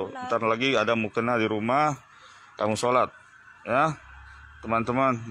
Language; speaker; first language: Indonesian; native; Indonesian